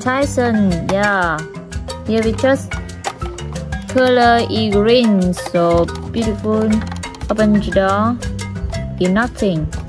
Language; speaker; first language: English; non-native, learner; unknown